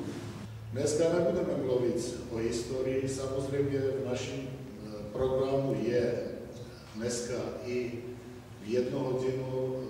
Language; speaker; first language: Czech; non-native, fluent; Armenian